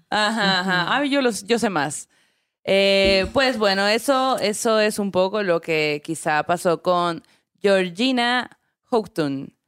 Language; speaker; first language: Spanish; native; Spanish